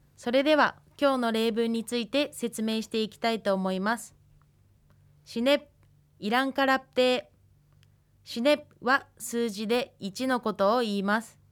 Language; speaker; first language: Japanese; native; Japanese